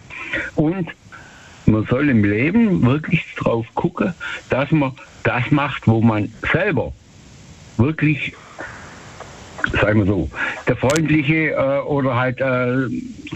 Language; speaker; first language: German; native; German